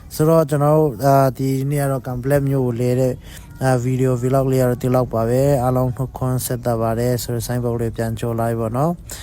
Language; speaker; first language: Burmese; non-native, local second language; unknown